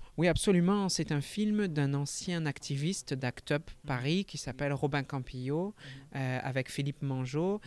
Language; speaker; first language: French; native; French